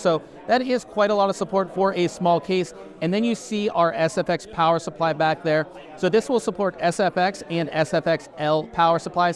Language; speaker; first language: English; native; English